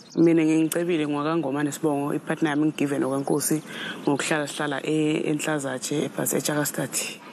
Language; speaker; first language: Zulu; non-native, local second language; Swati